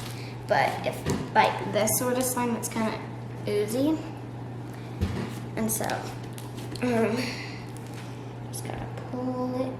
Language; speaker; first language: English; native; English